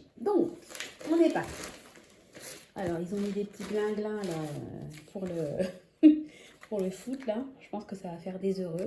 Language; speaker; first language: French; native; French